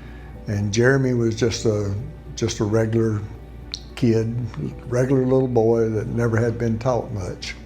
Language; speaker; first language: English; native; English